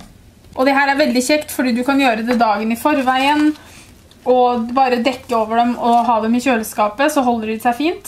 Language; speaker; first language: Norwegian; native; Norwegian